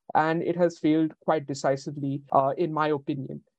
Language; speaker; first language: English; non-native, local second language; Bangla